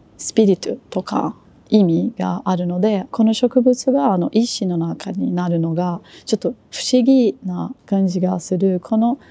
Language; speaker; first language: Japanese; non-native, learner; Portuguese